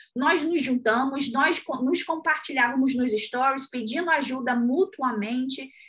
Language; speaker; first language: Portuguese; native; Portuguese